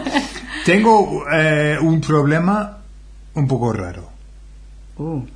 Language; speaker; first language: Spanish; non-native, fluent; English